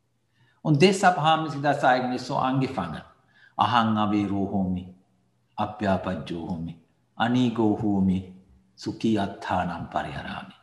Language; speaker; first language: German; non-native, fluent; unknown